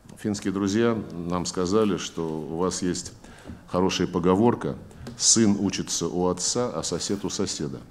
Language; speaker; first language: Russian; native; Russian